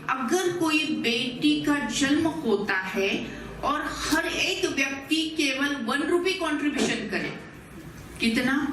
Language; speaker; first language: Hindi; non-native, local second language; Marathi